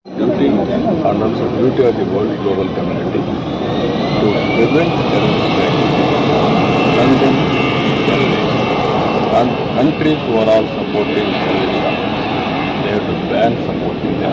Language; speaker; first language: English; non-native, local second language; Telugu